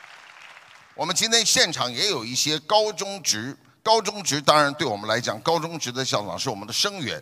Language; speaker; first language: Chinese; native; Chinese